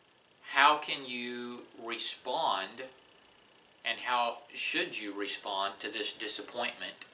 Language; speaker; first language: English; native; English